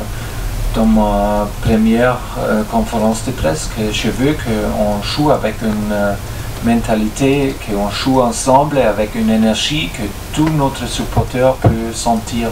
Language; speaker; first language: French; non-native, fluent; German